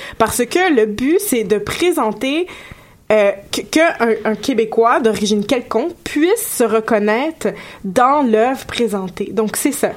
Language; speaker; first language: French; early bilingual, other home language; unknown